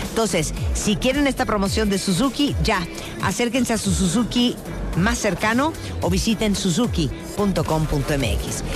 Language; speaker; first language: Spanish; native; Spanish